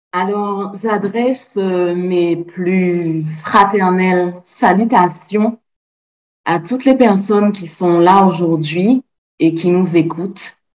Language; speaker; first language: French; native; French